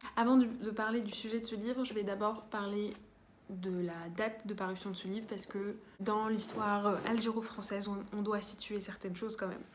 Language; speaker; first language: French; early bilingual, other home language; Arabic